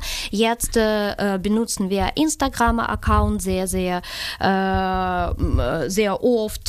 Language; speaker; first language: German; non-native, learner; Ukrainian